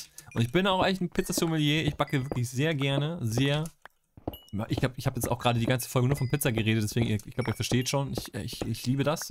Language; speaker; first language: German; native; German